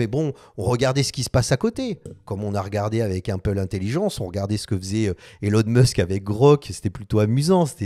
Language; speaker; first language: French; native; French